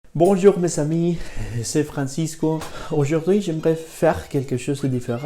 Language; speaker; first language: French; non-native, fluent; Spanish